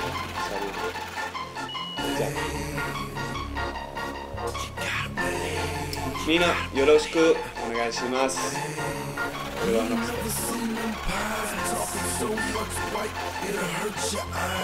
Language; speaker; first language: Japanese; non-native, learner; English